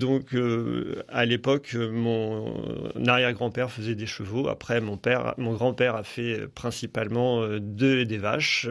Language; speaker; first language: French; native; French